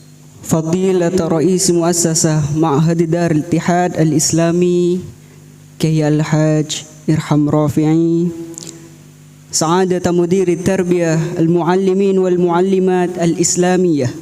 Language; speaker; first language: Arabic; non-native, fluent; Indonesian